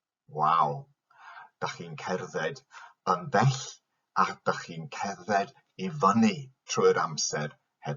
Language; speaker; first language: Welsh; non-native, fluent; English